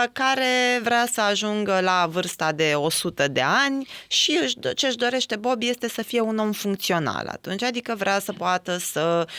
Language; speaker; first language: Romanian; native; Romanian